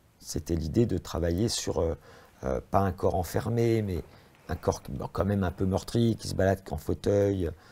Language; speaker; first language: French; native; French